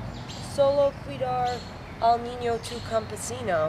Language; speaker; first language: Spanish; non-native, learner; English